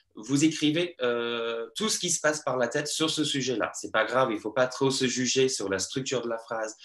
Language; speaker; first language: French; non-native, fluent; English